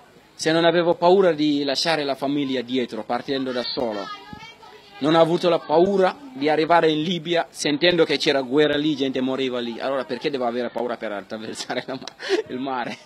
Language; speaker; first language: Italian; non-native, fluent; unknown